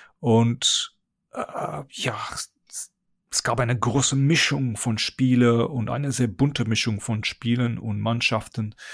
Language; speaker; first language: German; non-native, fluent; English